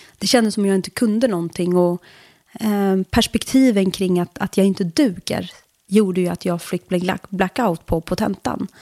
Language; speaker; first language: Swedish; early bilingual, other home language; Kurdish